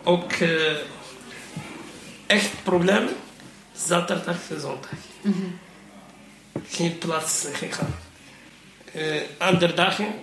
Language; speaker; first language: Dutch; non-native, learner; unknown